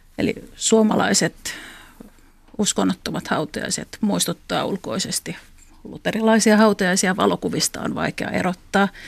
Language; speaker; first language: Finnish; native; Finnish